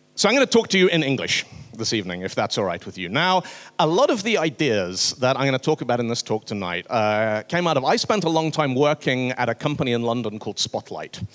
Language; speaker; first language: English; native; English